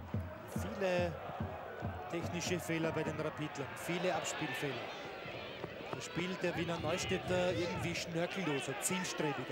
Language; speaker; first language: German; native; German